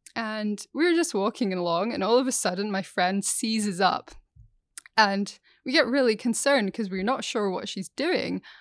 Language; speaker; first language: English; native; English